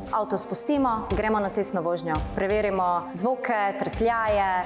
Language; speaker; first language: Slovenian; native; Slovenian